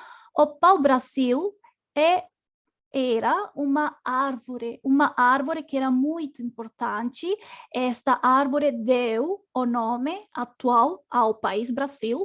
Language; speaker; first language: Portuguese; non-native, learner; Spanish